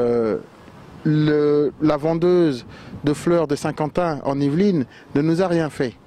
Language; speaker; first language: French; non-native, local second language; Wolof